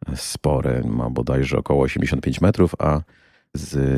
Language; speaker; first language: Polish; native; Polish